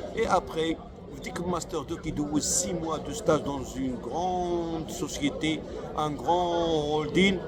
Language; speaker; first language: French; non-native, local second language; Arabic